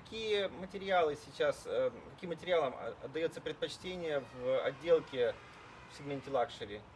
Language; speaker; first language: Russian; native; Russian